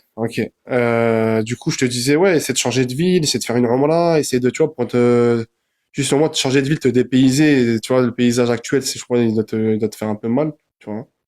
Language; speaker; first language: French; native; French